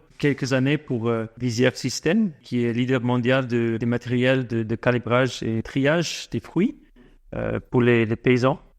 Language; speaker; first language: French; non-native, fluent; English